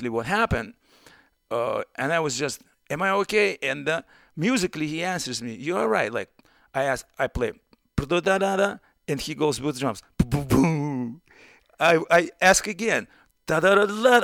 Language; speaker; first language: English; non-native, fluent; Russian